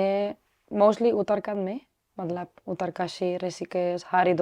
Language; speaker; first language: Hindi; non-native, learner; Spanish